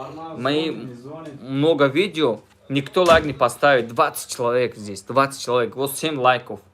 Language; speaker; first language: Russian; non-native, learner; Tajik